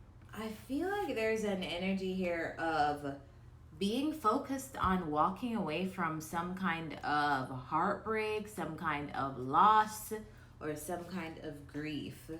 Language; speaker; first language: English; native; English